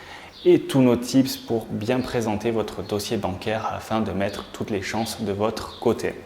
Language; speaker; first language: French; native; French